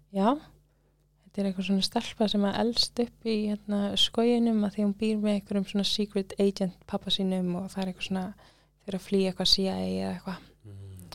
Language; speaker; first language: Icelandic; early bilingual, other home language; English